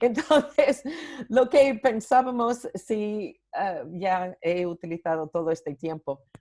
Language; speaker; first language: Spanish; non-native, fluent; English